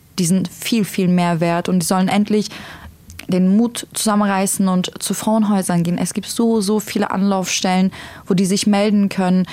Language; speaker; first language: German; early bilingual, other home language; Turkish